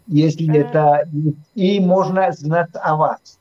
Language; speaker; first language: Russian; non-native, fluent; Spanish